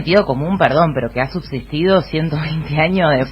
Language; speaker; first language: Spanish; native; Spanish